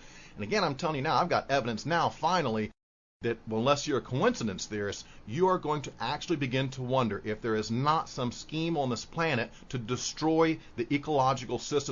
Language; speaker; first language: English; native; English